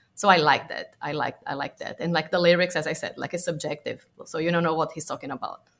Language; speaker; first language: English; non-native, fluent; Portuguese